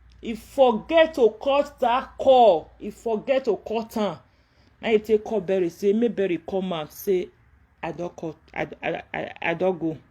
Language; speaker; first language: Nigerian Pidgin; non-native, local second language; Yoruba